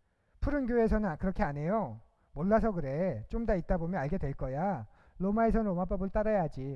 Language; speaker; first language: Korean; native; Korean